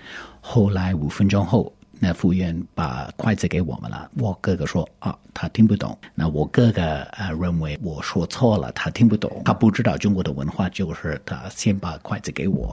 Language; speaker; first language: Chinese; non-native, fluent; English